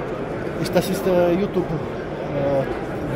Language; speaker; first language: German; non-native, learner; Romanian